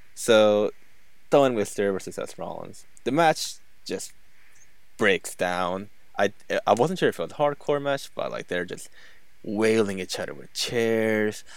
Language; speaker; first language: English; non-native, fluent; Korean